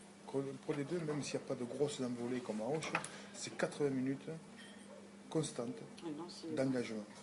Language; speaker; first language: French; native; French